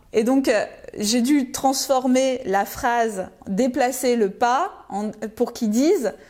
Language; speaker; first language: French; native; French